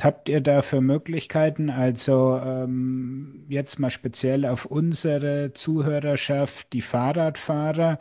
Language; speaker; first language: German; native; German